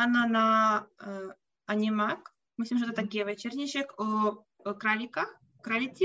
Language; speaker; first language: Czech; non-native, learner; Russian